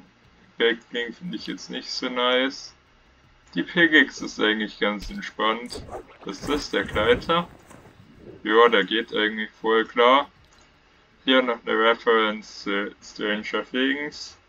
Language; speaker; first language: German; native; German